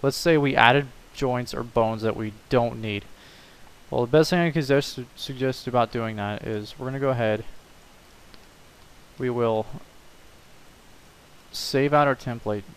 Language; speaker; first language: English; native; English